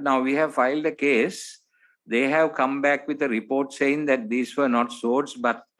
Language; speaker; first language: English; non-native, local second language; Sinhala